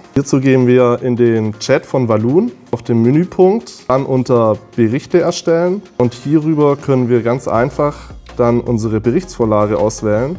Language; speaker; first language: German; native; German